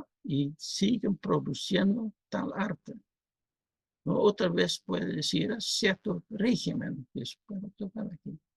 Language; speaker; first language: Spanish; non-native, fluent; Dutch